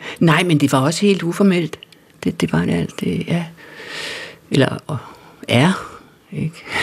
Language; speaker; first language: Danish; native; Danish